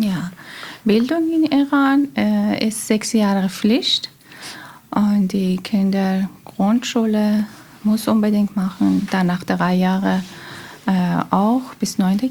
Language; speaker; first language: German; non-native, learner; Persian